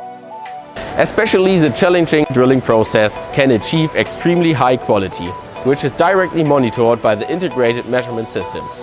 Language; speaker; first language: English; non-native, fluent; German